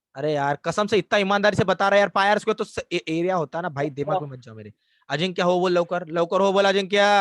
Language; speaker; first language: Hindi; non-native, local second language; Marathi